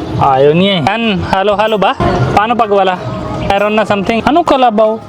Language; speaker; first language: Filipino; non-native, learner; Hindi